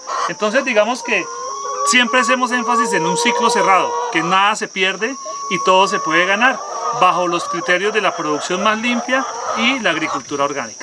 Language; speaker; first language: Spanish; native; Spanish